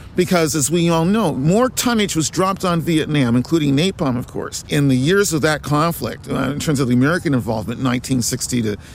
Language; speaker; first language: English; native; English